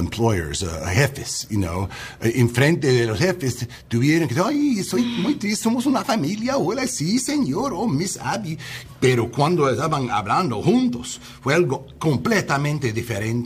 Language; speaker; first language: Spanish; early bilingual, heritage; English